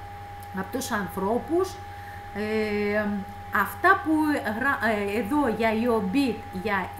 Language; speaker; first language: Greek; non-native, fluent; Russian